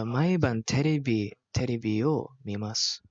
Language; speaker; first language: Japanese; non-native, learner; Malay